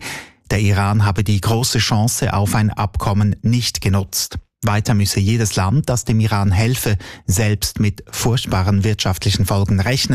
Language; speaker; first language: German; native; German